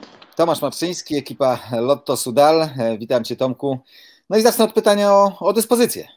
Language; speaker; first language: Polish; native; Polish